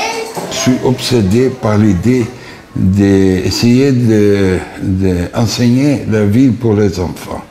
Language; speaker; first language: French; non-native, fluent; Portuguese